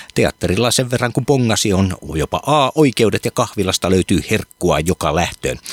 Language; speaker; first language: Finnish; native; Finnish